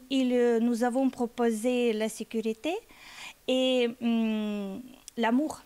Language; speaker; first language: French; non-native, learner; Ukrainian